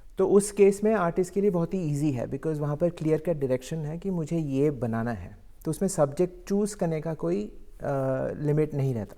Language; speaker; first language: Hindi; non-native, local second language; Bangla